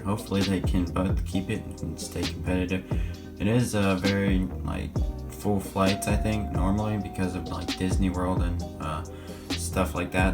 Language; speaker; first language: English; native; English